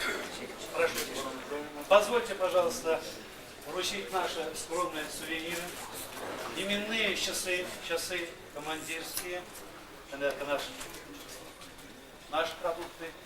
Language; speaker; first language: Russian; non-native, local second language; Tatar